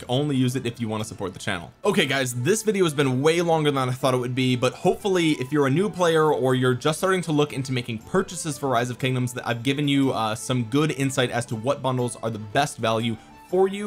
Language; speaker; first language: English; native; English